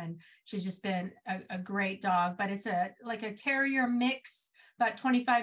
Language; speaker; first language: English; native; English